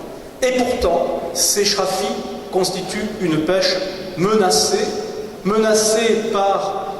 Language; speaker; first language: French; native; French